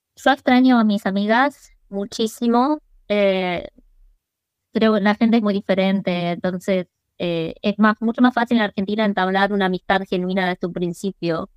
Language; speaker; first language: Spanish; early bilingual, other home language; English